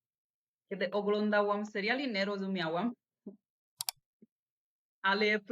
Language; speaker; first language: Polish; non-native, learner; Italian